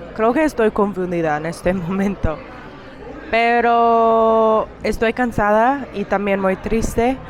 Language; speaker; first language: Spanish; non-native, learner; English